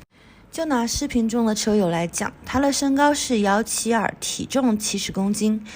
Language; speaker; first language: Chinese; native; Chinese